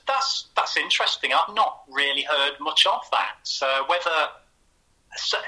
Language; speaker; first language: English; native; English